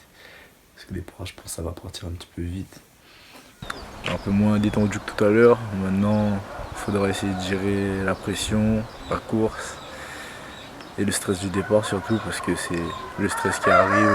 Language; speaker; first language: French; native; French